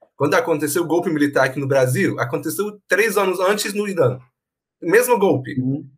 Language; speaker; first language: Portuguese; non-native, fluent; Persian